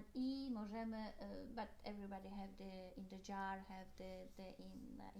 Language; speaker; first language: English; non-native, learner; Polish